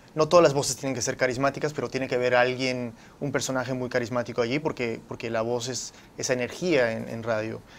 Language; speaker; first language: Spanish; early bilingual, heritage; Spanish